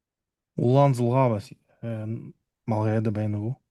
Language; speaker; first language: Mongolian; non-native, learner; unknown